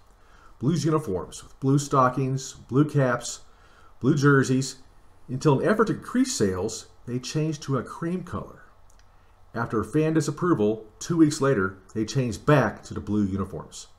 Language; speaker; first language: English; native; English